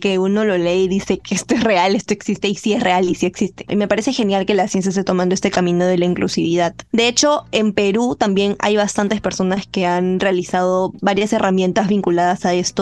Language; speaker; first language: Spanish; native; Spanish